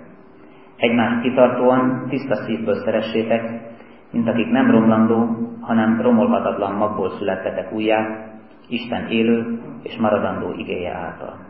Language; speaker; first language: Hungarian; native; Hungarian